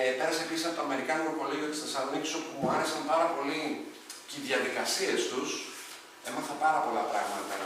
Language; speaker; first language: Greek; early bilingual, other home language; Arabic